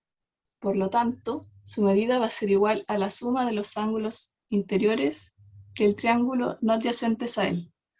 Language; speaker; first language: Spanish; native; Spanish